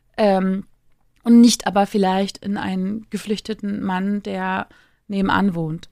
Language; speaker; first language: German; early bilingual, other home language; Turkish